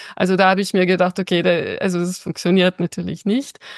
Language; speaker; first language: German; non-native, fluent; French